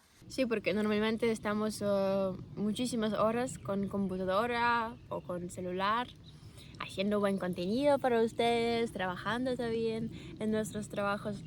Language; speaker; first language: Spanish; non-native, fluent; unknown